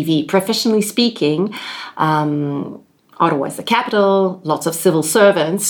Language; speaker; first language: English; non-native, local second language; French